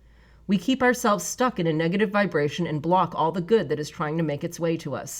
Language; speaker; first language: English; native; English